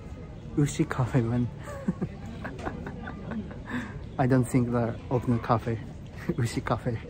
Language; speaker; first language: English; non-native, learner; Japanese